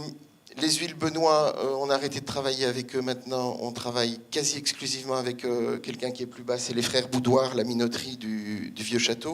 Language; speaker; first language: French; native; French